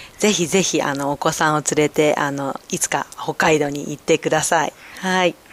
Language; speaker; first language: Japanese; native; Japanese